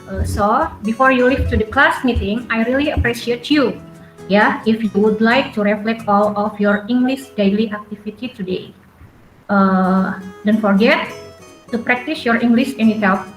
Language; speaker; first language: English; non-native, learner; Indonesian